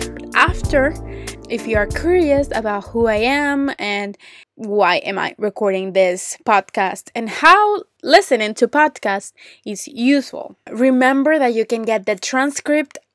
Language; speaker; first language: English; non-native, fluent; Spanish